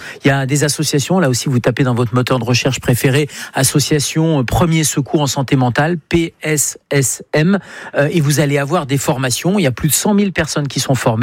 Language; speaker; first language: French; native; French